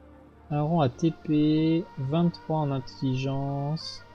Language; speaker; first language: French; native; French